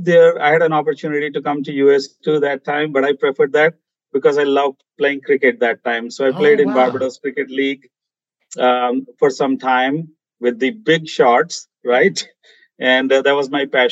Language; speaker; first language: English; non-native, local second language; Hindi